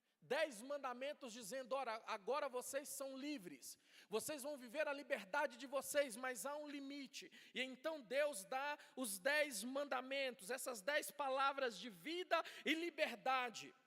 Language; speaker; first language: Portuguese; native; Portuguese